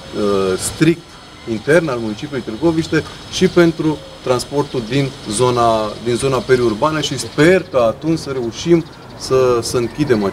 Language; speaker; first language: Romanian; native; Romanian